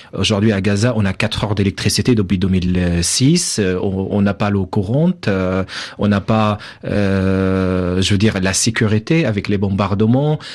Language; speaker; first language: French; non-native, fluent; Arabic